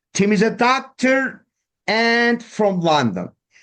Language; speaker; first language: English; non-native, fluent; Turkish